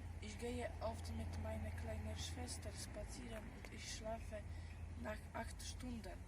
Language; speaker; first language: German; non-native, learner; Polish